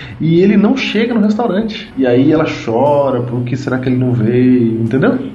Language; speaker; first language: Portuguese; native; Portuguese